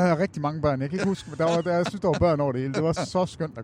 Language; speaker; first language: Danish; native; Danish